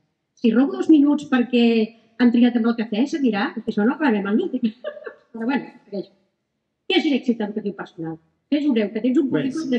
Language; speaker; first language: Catalan; native; Catalan